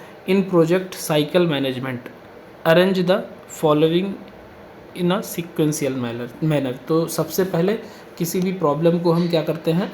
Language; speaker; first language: Hindi; native; Hindi